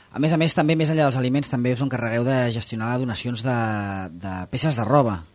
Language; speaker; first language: Catalan; native; Catalan